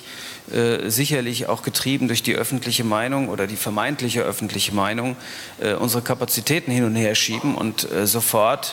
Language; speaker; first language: German; native; German